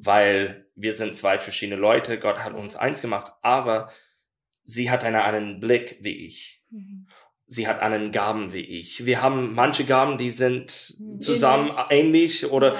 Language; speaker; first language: German; non-native, learner; English